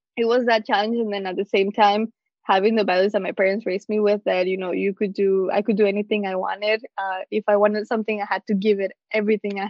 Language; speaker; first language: English; early bilingual, other home language; Spanish